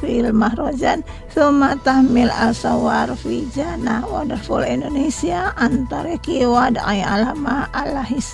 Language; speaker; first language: Arabic; non-native, fluent; Indonesian